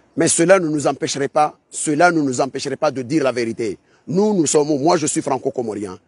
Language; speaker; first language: French; non-native, local second language; Ngazidja Comorian